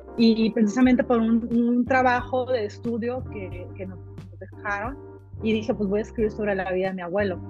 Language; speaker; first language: Spanish; native; Spanish